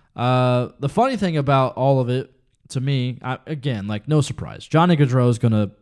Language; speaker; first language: English; native; English